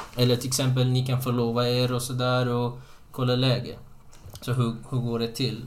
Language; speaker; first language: Swedish; non-native, fluent; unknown